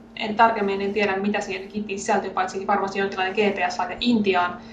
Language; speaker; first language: Finnish; native; Finnish